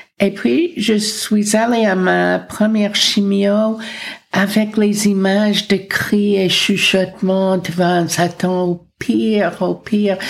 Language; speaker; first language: French; non-native, fluent; English